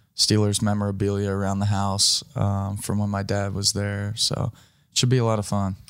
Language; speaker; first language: English; native; English